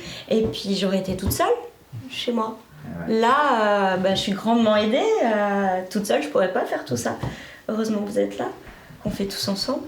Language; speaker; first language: French; native; French